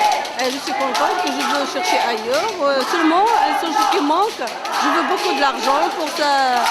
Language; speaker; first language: French; non-native, learner; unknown